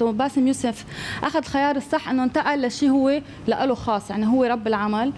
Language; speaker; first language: Arabic; native; Arabic